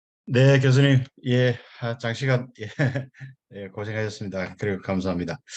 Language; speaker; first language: Korean; native; Korean